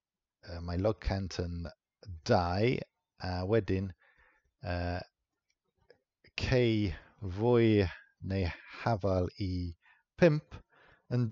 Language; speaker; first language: Welsh; non-native, fluent; English